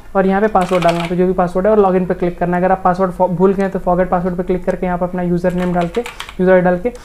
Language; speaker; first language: Hindi; native; Hindi